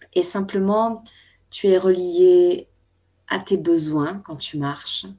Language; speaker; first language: French; native; French